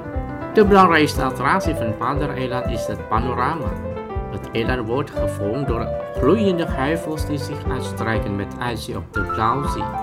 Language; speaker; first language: Dutch; non-native, fluent; Indonesian